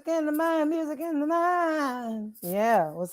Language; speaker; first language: English; native; English